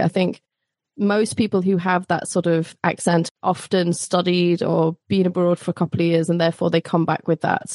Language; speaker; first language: English; native; English